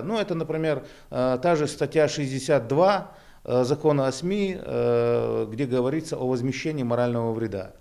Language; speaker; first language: Russian; non-native, local second language; Chechen